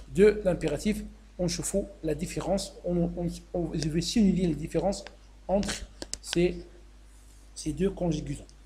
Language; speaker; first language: French; non-native, local second language; Arabic